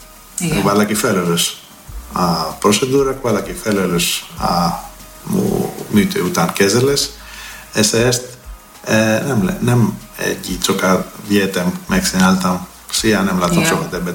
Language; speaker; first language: Hungarian; non-native, learner; Greek